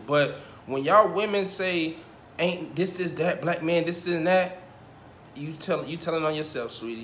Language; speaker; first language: English; native; English